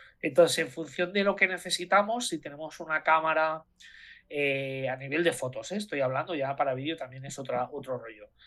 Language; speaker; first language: Spanish; native; Spanish